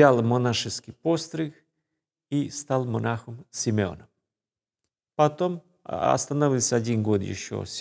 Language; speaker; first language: Russian; non-native, fluent; Serbian